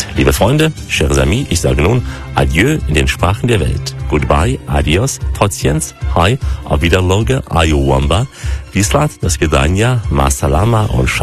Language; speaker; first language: German; native; German